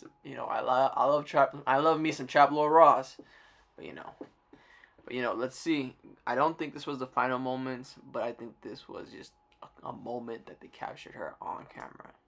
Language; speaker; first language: English; native; English